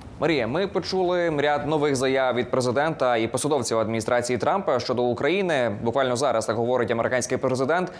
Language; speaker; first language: Ukrainian; native; Ukrainian